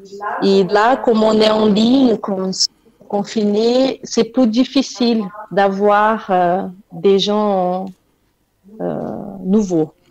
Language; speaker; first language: French; non-native, fluent; Portuguese